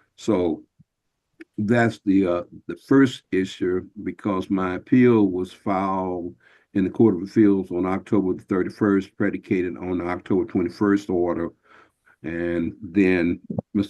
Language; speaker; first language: English; native; English